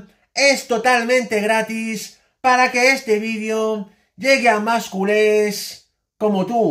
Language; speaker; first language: Spanish; native; Spanish